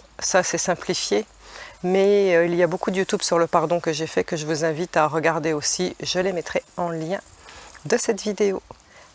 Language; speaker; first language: French; native; French